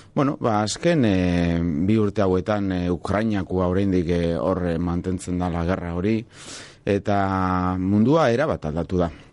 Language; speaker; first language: Basque; non-native, local second language; Spanish